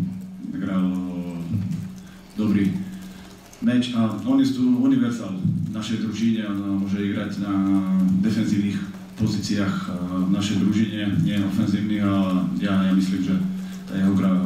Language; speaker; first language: Polish; non-native, learner; Slovak